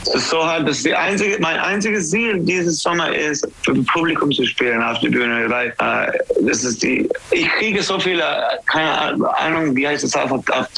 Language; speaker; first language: German; non-native, learner; English